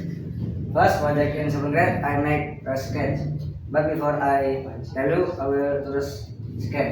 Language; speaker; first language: English; non-native, learner; Indonesian